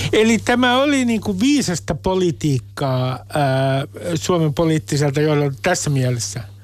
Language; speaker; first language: Finnish; native; Finnish